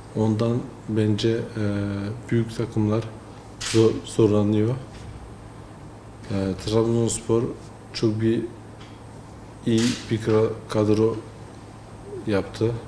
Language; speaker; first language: Turkish; early bilingual, heritage; French